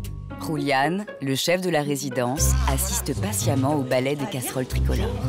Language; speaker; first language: French; native; French